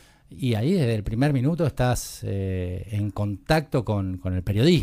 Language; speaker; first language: Spanish; native; Spanish